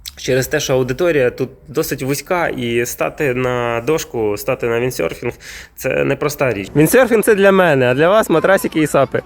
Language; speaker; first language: Ukrainian; native; Ukrainian